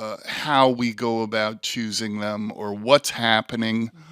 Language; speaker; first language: English; native; English